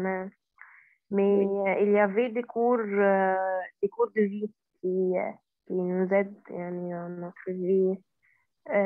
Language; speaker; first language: French; non-native, learner; Arabic